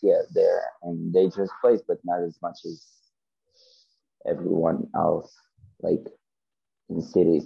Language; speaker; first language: English; non-native, learner; Ukrainian